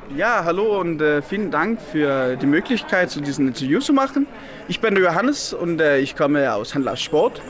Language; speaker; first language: German; non-native, learner; Danish